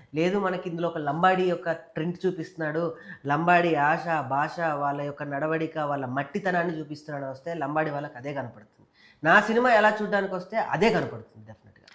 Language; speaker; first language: Telugu; native; Telugu